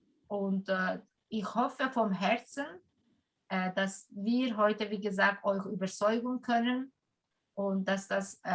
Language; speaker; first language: German; non-native, fluent; Turkish